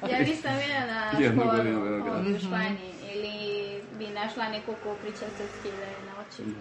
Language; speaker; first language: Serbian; early bilingual, heritage; Spanish